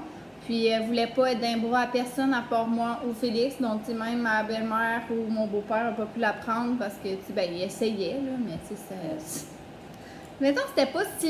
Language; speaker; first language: French; native; French